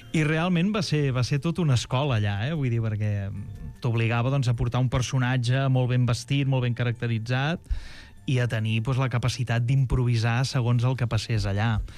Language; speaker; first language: Catalan; native; Catalan